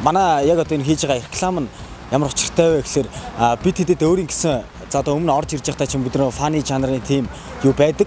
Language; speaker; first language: Mongolian; native; Mongolian